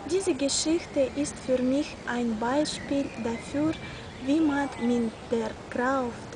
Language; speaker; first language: German; non-native, fluent; Russian